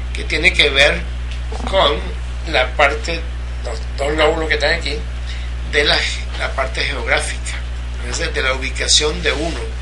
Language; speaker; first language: Spanish; native; Spanish